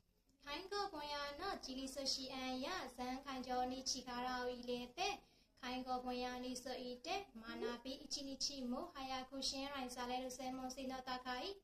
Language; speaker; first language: Japanese; non-native, learner; Burmese